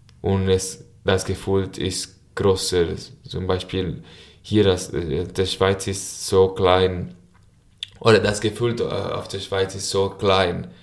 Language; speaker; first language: German; non-native, learner; Spanish